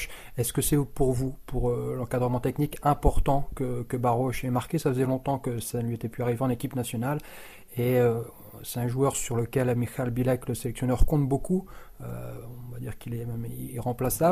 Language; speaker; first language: French; native; French